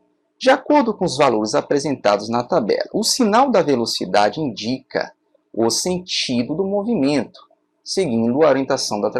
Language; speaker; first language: Portuguese; native; Portuguese